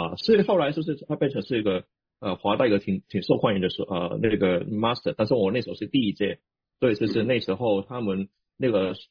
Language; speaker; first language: Chinese; non-native, local second language; Cantonese